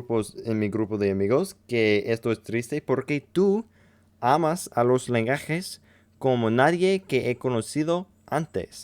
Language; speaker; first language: Spanish; non-native, learner; English